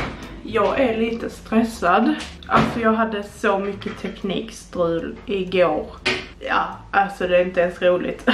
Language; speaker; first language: Swedish; native; Swedish